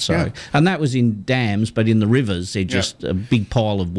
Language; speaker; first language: English; native; English